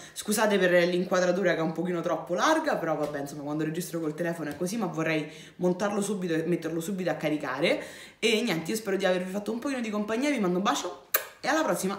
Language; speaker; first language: Italian; native; Italian